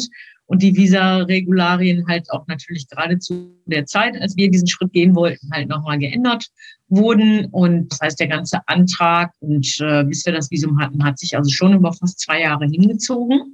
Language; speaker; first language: German; native; German